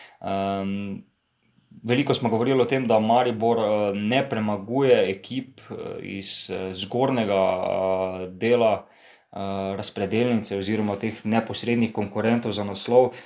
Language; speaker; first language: Slovenian; native; Slovenian